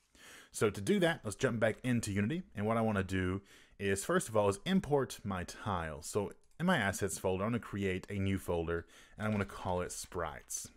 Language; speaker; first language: English; native; English